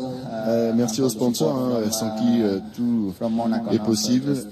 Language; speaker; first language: French; native; French